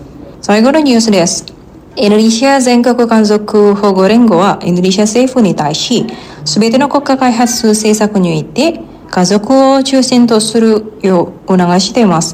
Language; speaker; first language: Japanese; non-native, fluent; Indonesian